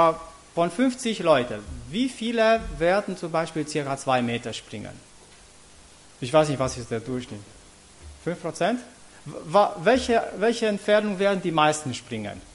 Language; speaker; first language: German; non-native, fluent; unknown